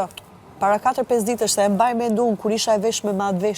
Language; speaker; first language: Albanian; native; Albanian